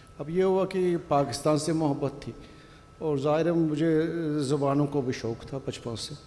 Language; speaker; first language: Urdu; non-native, fluent; Turkish